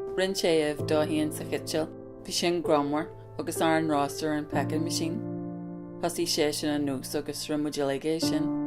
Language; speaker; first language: Irish; non-native, local second language; English